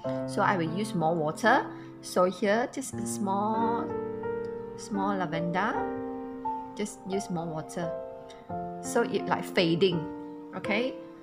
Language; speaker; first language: English; non-native, local second language; Chinese